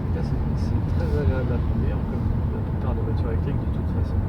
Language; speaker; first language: French; native; French